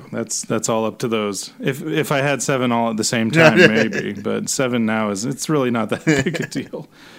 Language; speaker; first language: English; native; English